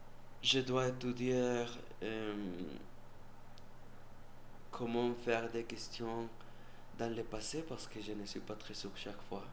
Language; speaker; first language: French; non-native, learner; Spanish